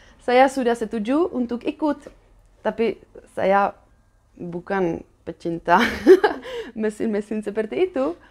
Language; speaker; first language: Indonesian; non-native, fluent; Czech